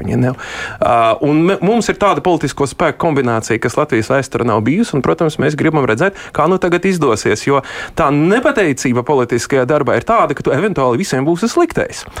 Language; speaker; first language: Latvian; non-native, local second language; Russian